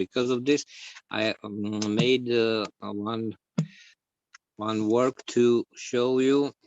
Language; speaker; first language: English; non-native, learner; Georgian